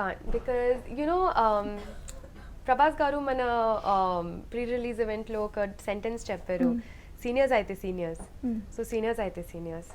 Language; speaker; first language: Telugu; non-native, local second language; Hindi